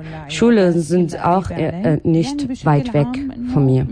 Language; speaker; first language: German; non-native, learner; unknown